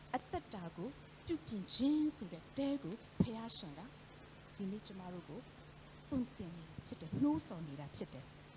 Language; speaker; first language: Burmese; non-native, local second language; Hakha Chin